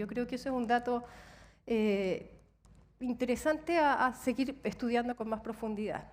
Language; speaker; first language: Spanish; native; Spanish